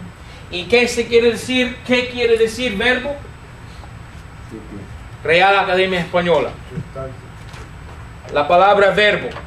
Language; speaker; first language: Spanish; non-native, fluent; English